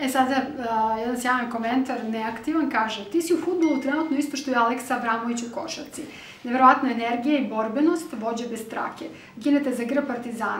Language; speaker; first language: Serbian; native; Serbian